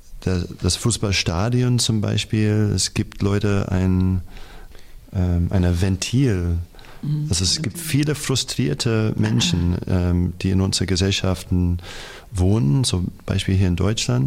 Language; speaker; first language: German; non-native, fluent; English